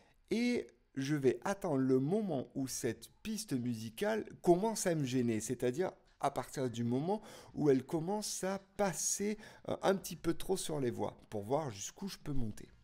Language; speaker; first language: French; native; French